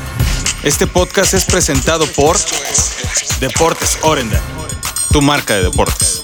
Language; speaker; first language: Spanish; native; Spanish